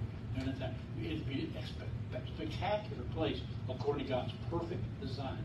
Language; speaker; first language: English; native; English